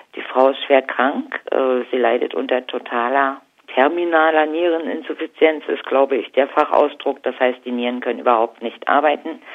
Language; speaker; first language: German; native; German